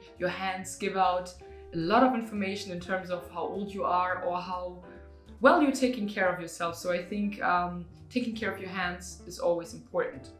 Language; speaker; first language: English; non-native, fluent; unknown